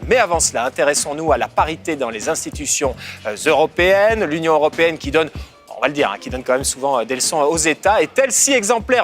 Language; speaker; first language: French; native; French